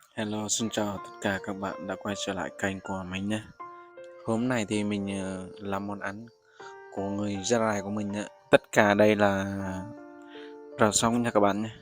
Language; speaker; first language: Vietnamese; non-native, local second language; Jarai